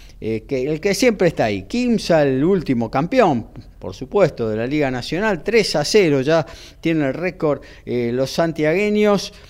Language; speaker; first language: Spanish; native; Spanish